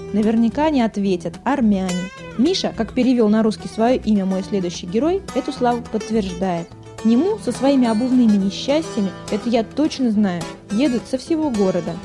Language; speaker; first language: Russian; native; Russian